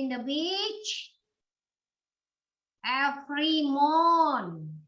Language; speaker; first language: English; non-native, learner; Indonesian